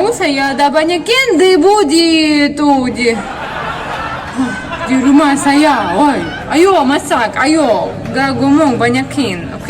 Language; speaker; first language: Indonesian; non-native, learner; Russian